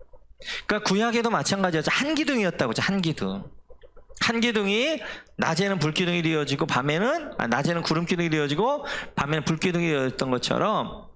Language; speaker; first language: Korean; native; Korean